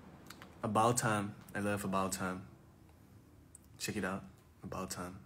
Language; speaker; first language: English; non-native, fluent; Thai